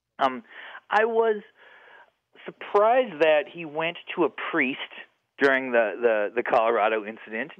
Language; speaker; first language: English; native; English